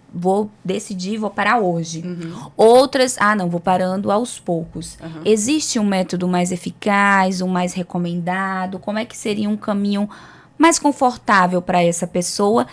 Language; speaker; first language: Portuguese; native; Portuguese